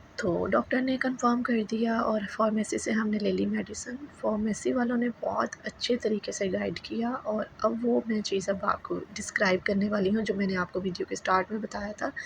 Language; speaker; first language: Urdu; native; Urdu